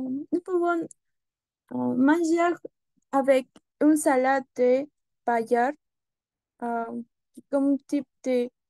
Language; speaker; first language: French; non-native, learner; Spanish